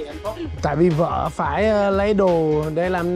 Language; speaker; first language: Vietnamese; non-native, fluent; English